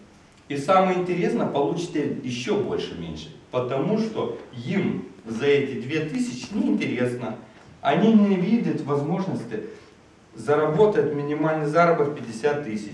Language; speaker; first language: Russian; non-native, fluent; Lithuanian